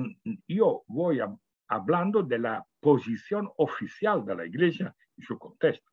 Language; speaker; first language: Spanish; non-native, fluent; Italian